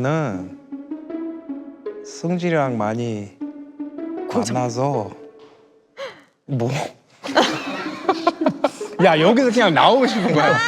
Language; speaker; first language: Korean; non-native, fluent; English